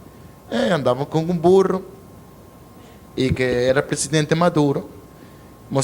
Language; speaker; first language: Portuguese; non-native, learner; Spanish